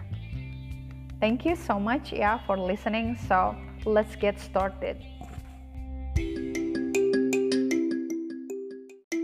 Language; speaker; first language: English; non-native, fluent; Indonesian